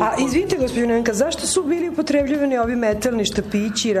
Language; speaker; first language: Serbian; native; Serbian